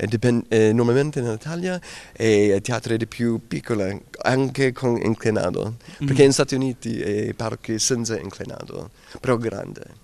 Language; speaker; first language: Italian; non-native, learner; English